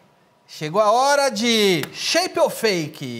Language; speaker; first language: Portuguese; native; Portuguese